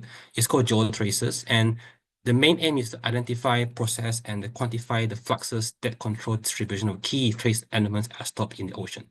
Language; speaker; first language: English; non-native, fluent; Indonesian